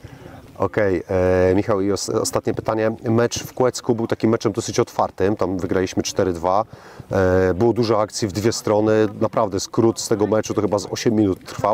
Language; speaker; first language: Polish; native; Polish